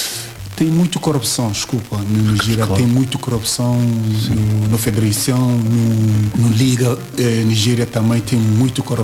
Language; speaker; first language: Portuguese; non-native, learner; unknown